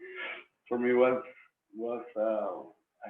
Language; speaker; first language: English; non-native, learner; Spanish